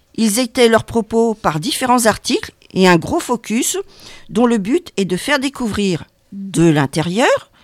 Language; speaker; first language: French; native; French